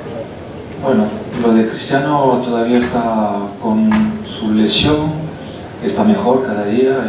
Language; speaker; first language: Spanish; non-native, fluent; French